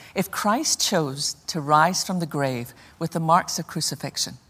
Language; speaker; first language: English; native; English